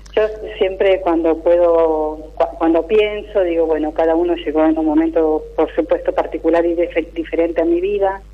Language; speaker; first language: Spanish; native; Spanish